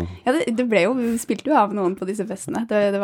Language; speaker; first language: Norwegian; native; Norwegian